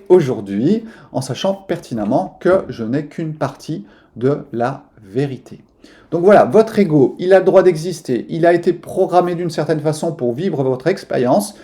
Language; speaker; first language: French; native; French